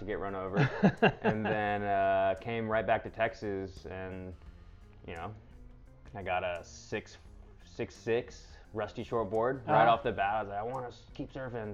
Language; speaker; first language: English; native; English